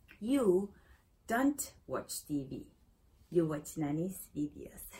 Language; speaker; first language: English; non-native, learner; Spanish